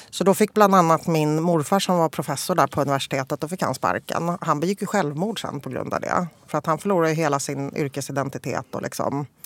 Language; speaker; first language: Swedish; early bilingual, other home language; Polish